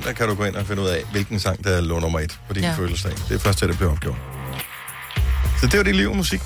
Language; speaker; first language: Danish; native; Danish